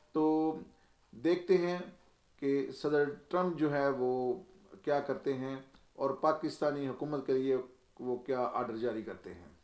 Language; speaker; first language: Urdu; non-native, local second language; Punjabi